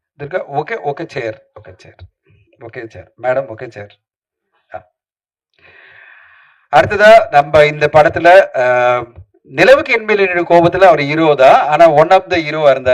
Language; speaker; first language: Tamil; native; Tamil